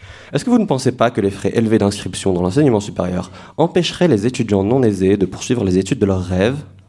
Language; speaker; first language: French; native; French